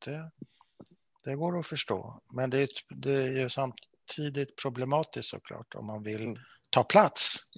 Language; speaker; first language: Swedish; native; Swedish